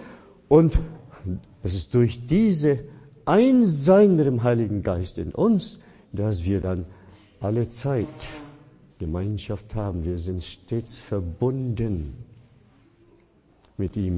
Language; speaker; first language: German; non-native, fluent; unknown